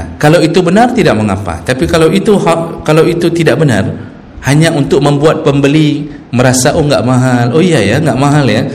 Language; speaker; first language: Malay; non-native, local second language; Achinese